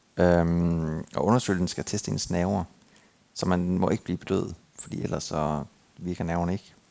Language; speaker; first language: Danish; native; Danish